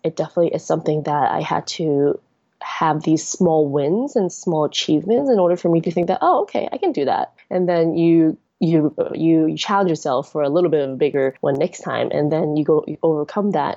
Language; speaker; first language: English; non-native, local second language; Cantonese